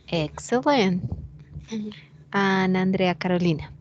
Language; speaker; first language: English; non-native, fluent; Spanish